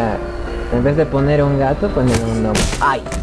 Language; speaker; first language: Spanish; native; Spanish